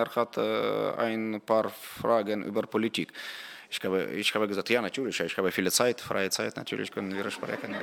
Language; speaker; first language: German; non-native, fluent; Ukrainian